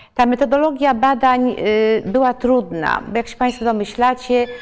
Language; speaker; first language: Polish; native; Polish